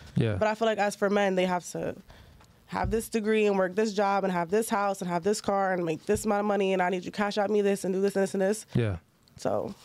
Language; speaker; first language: English; native; English